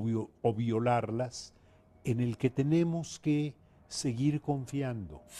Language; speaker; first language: Spanish; native; Spanish